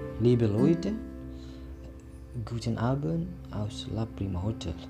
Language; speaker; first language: German; non-native, learner; Indonesian